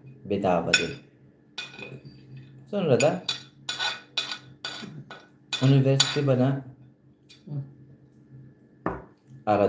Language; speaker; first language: Turkish; non-native, learner; Filipino